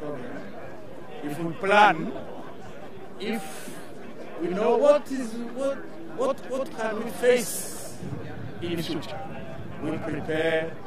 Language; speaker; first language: English; non-native, learner; Rundi